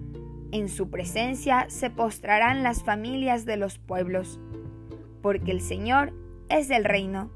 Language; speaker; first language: Spanish; native; Spanish